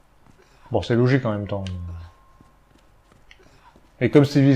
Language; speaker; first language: French; native; French